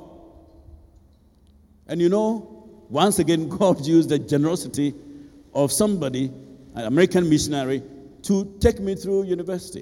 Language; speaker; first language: English; non-native, local second language; Akan